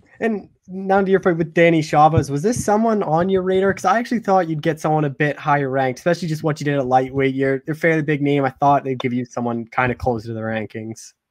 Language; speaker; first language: English; native; English